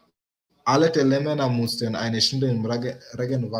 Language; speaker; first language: German; non-native, learner; Swahili